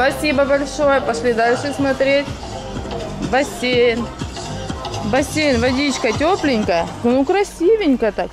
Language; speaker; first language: Russian; native; Russian